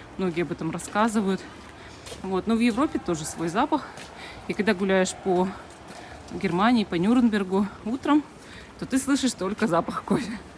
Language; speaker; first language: Russian; native; Russian